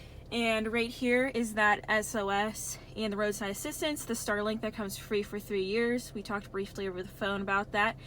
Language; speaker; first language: English; native; English